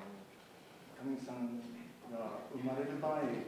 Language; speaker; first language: Japanese; non-native, fluent; English